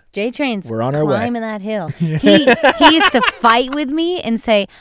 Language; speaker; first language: English; native; English